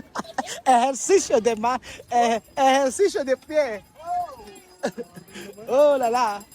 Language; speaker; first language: Spanish; non-native, learner; Filipino